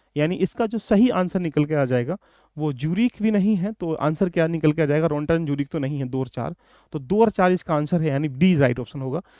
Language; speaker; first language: Hindi; native; Hindi